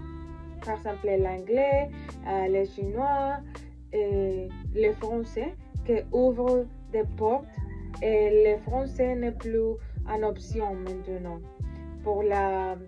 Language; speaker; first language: French; non-native, learner; Spanish